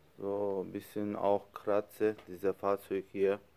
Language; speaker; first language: German; non-native, learner; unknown